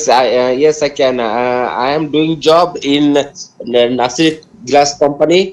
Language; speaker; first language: English; non-native, learner; Bangla